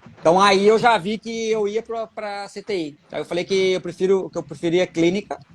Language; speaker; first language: Portuguese; native; Portuguese